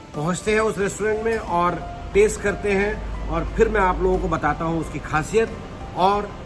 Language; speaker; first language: Hindi; native; Hindi